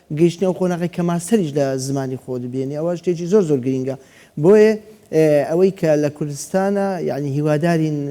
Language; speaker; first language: Central Kurdish; non-native, local second language; Assyrian Neo-Aramaic